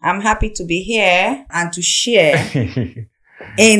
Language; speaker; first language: English; non-native, local second language; Igbo